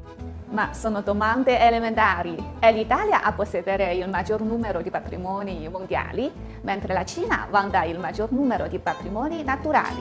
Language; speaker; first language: Italian; non-native, fluent; Chinese